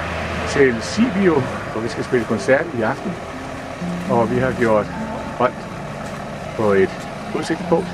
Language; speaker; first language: Danish; native; Danish